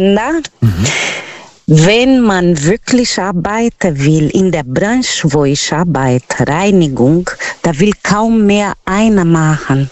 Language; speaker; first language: German; non-native, learner; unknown